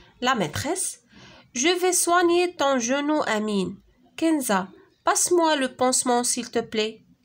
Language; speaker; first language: French; non-native, local second language; Arabic